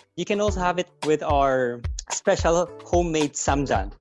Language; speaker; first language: English; non-native, fluent; Korean